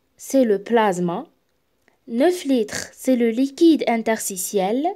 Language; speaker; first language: French; non-native, local second language; Arabic